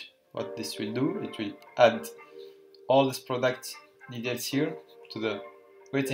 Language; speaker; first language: English; non-native, fluent; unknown